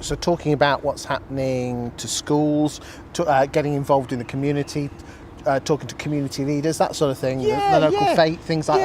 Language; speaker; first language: English; native; English